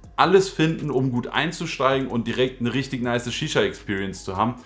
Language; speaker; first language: German; native; German